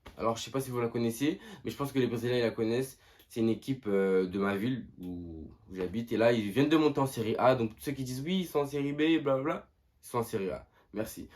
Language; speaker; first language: French; early bilingual, other home language; Portuguese